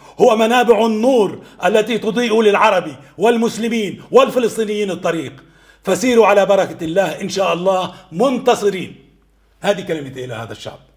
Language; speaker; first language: Arabic; native; Arabic